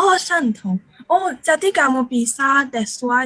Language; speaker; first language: Indonesian; non-native, learner; Chinese